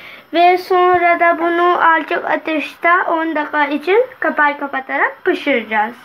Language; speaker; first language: Turkish; non-native, learner; Urdu